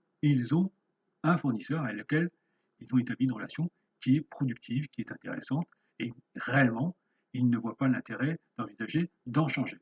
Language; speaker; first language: French; native; French